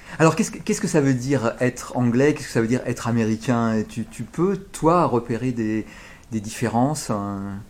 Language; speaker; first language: French; native; French